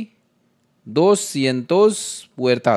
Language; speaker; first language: Spanish; non-native, learner; Hindi